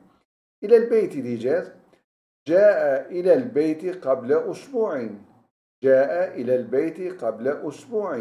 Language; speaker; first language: Arabic; non-native, fluent; Turkish